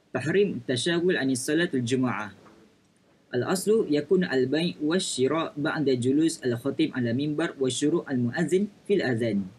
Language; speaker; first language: Arabic; non-native, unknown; Malay